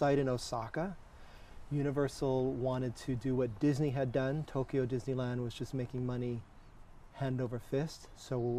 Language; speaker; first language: English; native; English